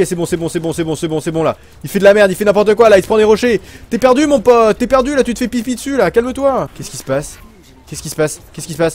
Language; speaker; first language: French; native; French